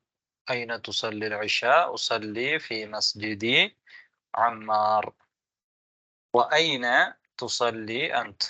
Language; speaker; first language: Arabic; non-native, fluent; Tamil